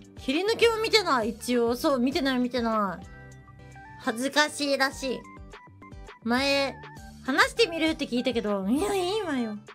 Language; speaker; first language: Japanese; native; Japanese